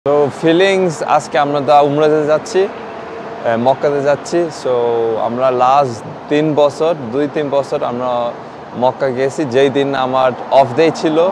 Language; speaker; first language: Bangla; early bilingual, heritage; Bangla